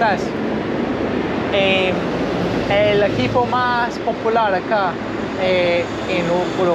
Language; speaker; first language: Spanish; non-native, learner; English